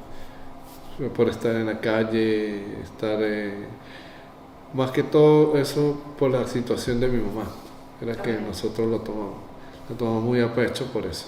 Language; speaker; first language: Spanish; native; Spanish